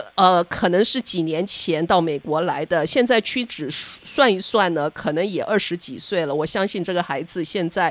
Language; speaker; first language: Chinese; native; Chinese